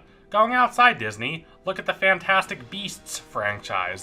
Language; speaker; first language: English; native; English